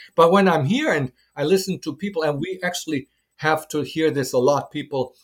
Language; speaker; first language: English; non-native, fluent; German